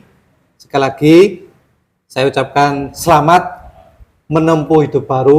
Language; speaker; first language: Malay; non-native, local second language; Javanese